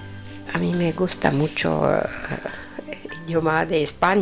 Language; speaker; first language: Spanish; non-native, learner; Romanian